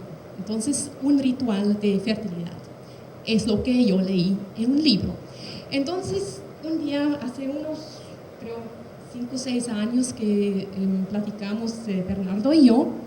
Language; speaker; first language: Spanish; non-native, fluent; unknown